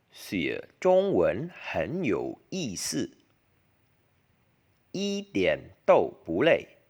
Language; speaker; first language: Chinese; non-native, learner; Khmer